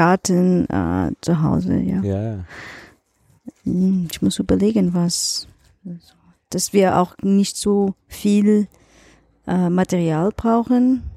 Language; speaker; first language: German; non-native, learner; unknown